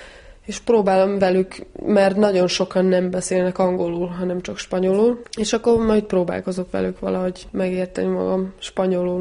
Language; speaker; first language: Hungarian; non-native, fluent; Serbian